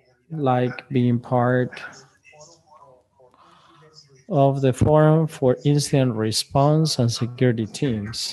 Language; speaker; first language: English; non-native, fluent; Spanish